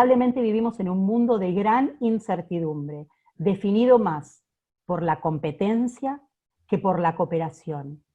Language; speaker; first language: Spanish; native; Spanish